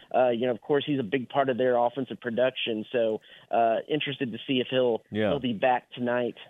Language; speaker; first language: English; native; English